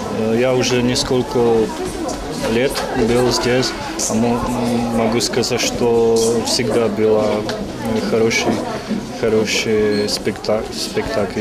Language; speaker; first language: Russian; non-native, learner; Slovak